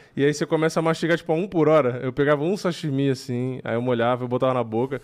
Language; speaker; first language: Portuguese; native; Portuguese